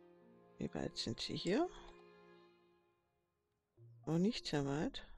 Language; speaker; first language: German; native; German